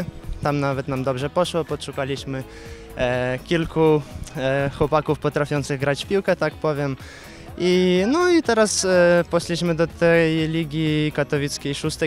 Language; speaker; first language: Polish; non-native, fluent; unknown